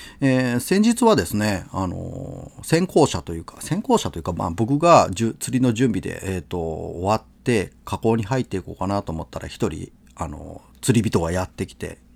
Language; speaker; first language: Japanese; native; Japanese